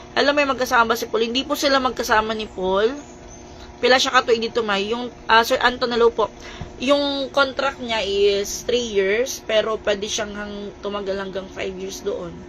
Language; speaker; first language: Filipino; non-native, local second language; Cebuano